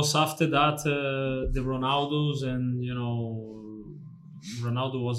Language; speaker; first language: English; non-native, fluent; Portuguese